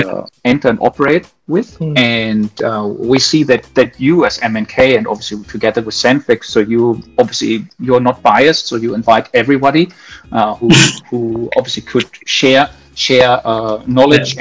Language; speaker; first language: English; non-native, fluent; German